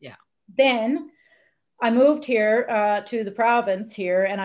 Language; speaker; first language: English; native; English